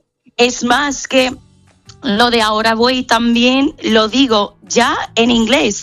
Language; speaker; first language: Spanish; non-native, fluent; English